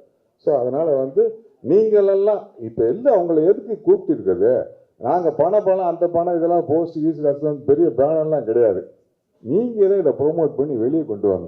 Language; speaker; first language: Tamil; native; Tamil